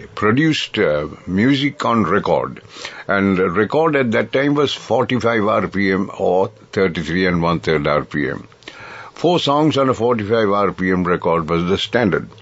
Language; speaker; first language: English; non-native, local second language; Sinhala